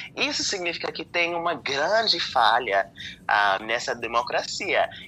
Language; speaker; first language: Portuguese; non-native, fluent; English